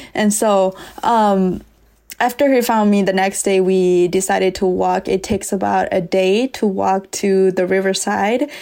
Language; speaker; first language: English; early bilingual, other home language; S'gaw Karen